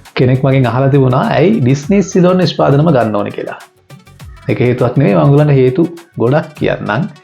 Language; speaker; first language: Sinhala; native; Sinhala